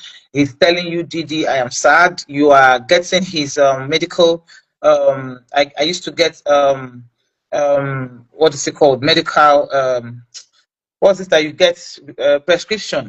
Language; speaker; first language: English; non-native, local second language; Igbo